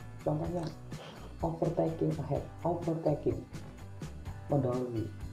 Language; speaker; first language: English; non-native, fluent; Indonesian